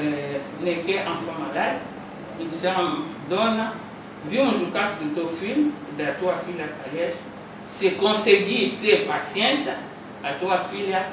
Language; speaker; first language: Portuguese; non-native, local second language; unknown